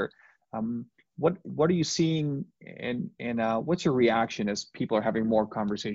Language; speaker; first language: English; native; English